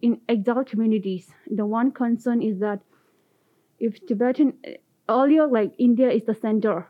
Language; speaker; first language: English; non-native, local second language; Tibetan